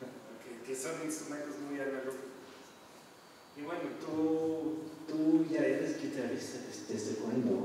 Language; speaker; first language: Spanish; non-native, fluent; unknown